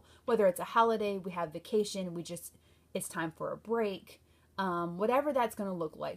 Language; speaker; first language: English; native; English